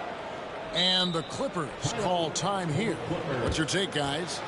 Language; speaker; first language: English; native; English